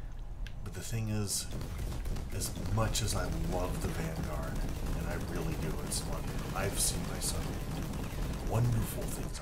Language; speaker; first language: English; native; English